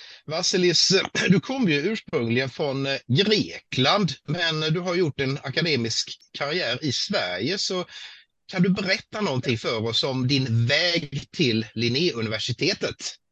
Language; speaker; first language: Swedish; native; Swedish